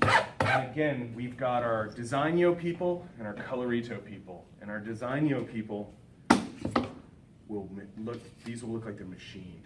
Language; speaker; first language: English; native; English